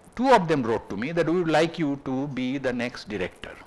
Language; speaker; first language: English; non-native, local second language; Bangla